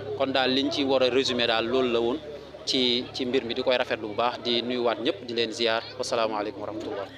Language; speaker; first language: Wolof; native; Wolof